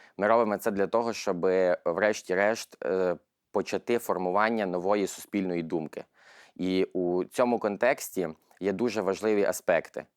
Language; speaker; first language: Ukrainian; native; Ukrainian